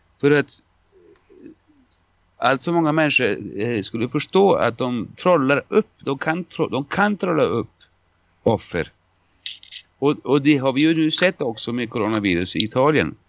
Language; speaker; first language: Swedish; non-native, fluent; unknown